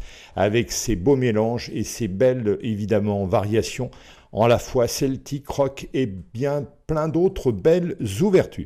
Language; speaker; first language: French; native; French